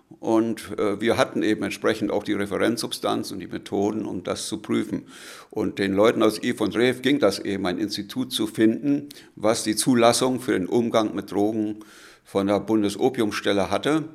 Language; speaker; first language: German; native; German